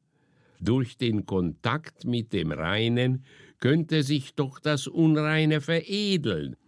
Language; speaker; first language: German; native; German